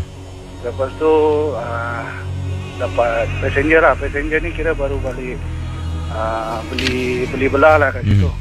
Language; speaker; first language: Malay; native; Malay